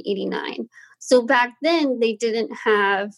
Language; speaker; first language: English; native; English